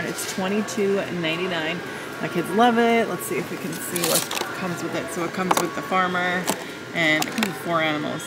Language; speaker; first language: English; native; English